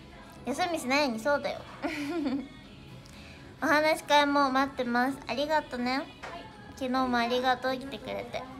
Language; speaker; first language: Japanese; native; Japanese